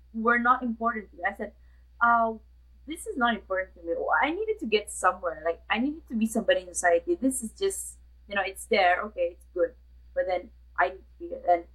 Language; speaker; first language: English; non-native, local second language; Malay